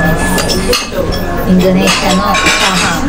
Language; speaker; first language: Japanese; native; Japanese